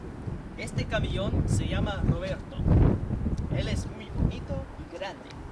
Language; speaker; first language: Spanish; non-native, learner; English